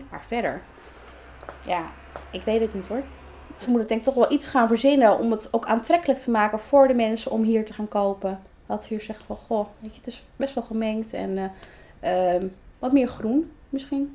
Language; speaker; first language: Dutch; native; Dutch